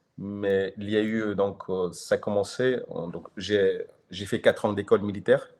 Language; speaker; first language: French; non-native, fluent; Kyrgyz